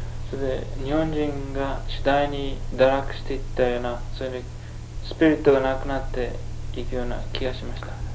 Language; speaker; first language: Japanese; early bilingual, heritage; Japanese